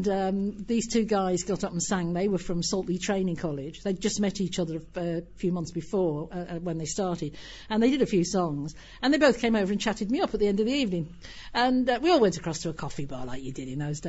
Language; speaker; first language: English; native; English